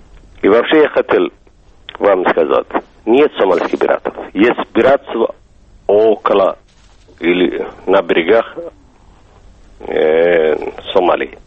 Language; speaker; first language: Russian; non-native, fluent; Somali